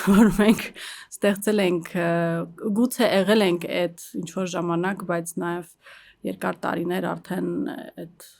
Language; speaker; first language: Armenian; early bilingual, heritage; Armenian